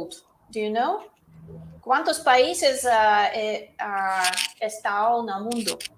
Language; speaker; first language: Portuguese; non-native, learner; Russian